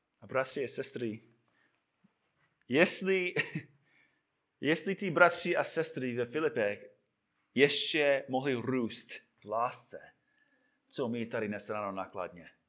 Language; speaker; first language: Czech; non-native, fluent; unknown